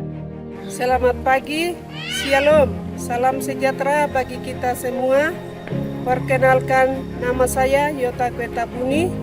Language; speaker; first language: Indonesian; non-native, local second language; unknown